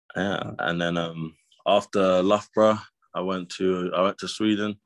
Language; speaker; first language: English; native; English